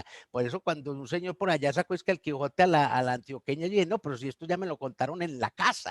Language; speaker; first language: Spanish; native; Spanish